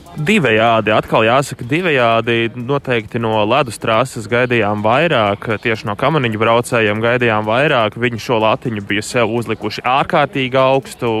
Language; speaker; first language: Latvian; native; Latvian